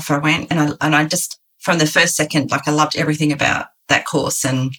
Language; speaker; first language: English; native; English